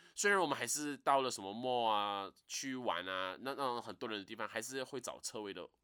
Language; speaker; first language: Chinese; native; Chinese